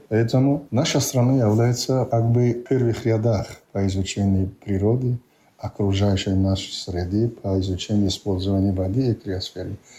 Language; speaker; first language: Russian; non-native, local second language; Tajik